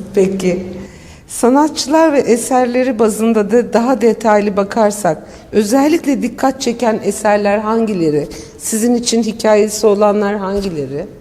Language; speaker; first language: Turkish; native; Turkish